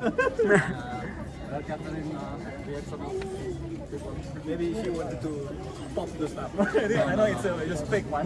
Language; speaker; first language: English; non-native, fluent; Nepali